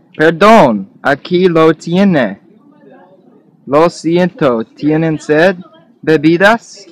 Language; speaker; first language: Spanish; non-native, learner; English